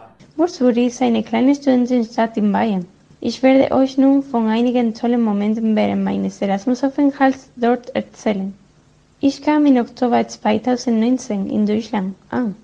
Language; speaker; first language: German; non-native, learner; Spanish